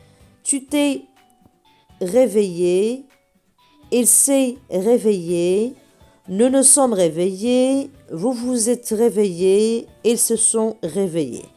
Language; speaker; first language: French; non-native, local second language; Arabic